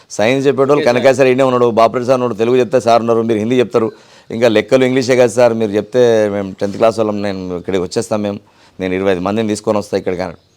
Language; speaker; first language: Telugu; non-native, local second language; Urdu